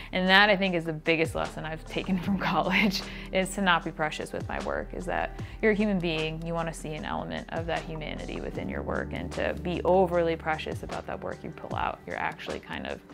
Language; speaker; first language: English; native; English